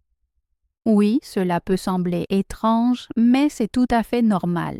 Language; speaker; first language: French; native; French